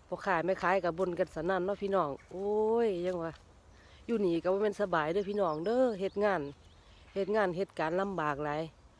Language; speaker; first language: Thai; native; Thai